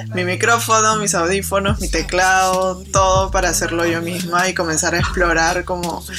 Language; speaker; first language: Spanish; native; Spanish